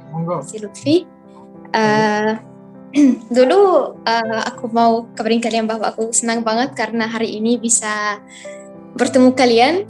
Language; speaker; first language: Indonesian; non-native, fluent; Arabic